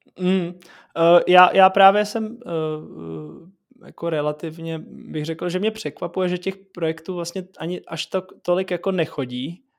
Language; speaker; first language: Czech; native; Czech